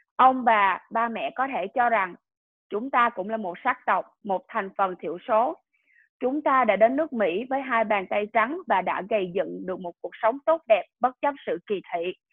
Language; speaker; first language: Vietnamese; early bilingual, heritage; Vietnamese